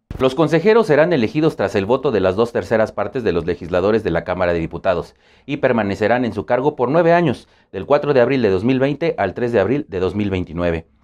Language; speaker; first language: Spanish; native; Spanish